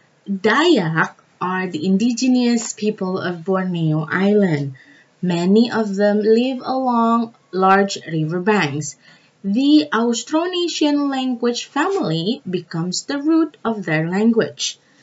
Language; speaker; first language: English; non-native, fluent; Indonesian